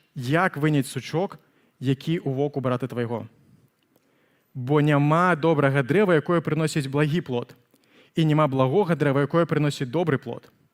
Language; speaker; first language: Belarusian; native; Belarusian